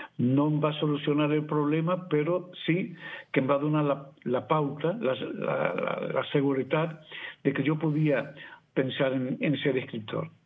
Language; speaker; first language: Catalan; non-native, fluent; Spanish